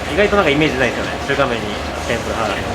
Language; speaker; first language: Japanese; native; Japanese